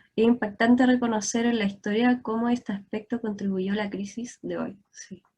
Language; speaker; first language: Spanish; native; Spanish